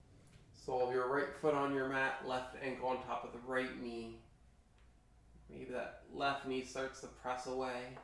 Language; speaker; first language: English; native; English